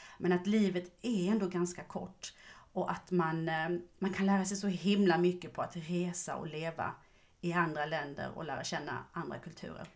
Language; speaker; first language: Swedish; native; Swedish